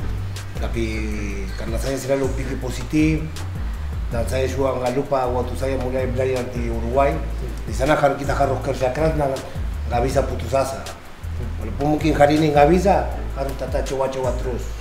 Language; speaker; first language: Indonesian; non-native, learner; Spanish